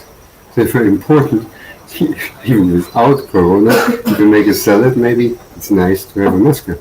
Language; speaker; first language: English; non-native, learner; German